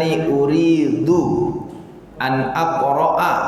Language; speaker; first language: Arabic; non-native, fluent; Indonesian